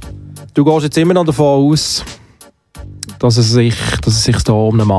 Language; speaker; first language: German; native; German